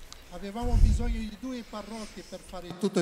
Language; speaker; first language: Italian; non-native, learner; Portuguese